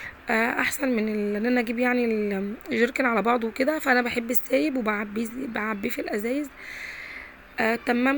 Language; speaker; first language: Arabic; native; Arabic